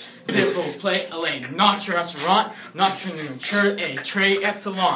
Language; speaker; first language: French; non-native, learner; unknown